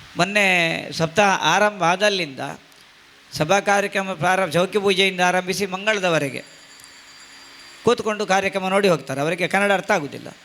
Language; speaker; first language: Kannada; non-native, local second language; Tulu